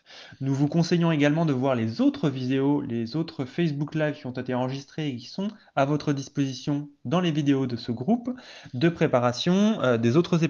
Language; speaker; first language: French; native; French